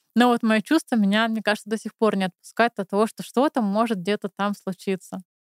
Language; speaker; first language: Russian; native; Russian